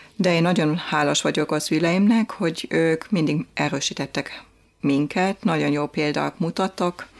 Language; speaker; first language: Hungarian; non-native, fluent; German